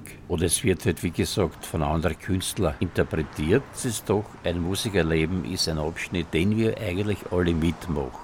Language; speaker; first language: German; native; German